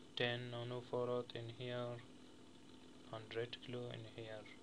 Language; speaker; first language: English; non-native, learner; Persian